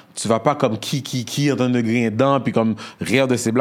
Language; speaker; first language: French; native; French